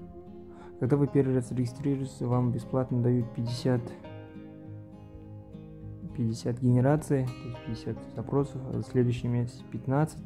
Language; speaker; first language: Russian; non-native, local second language; Kazakh